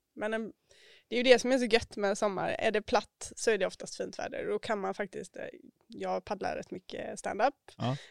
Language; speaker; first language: Swedish; native; Swedish